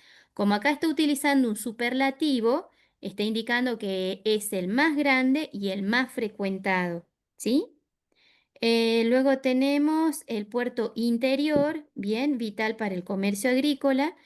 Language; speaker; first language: Spanish; native; Spanish